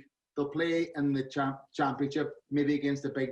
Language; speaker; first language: English; native; English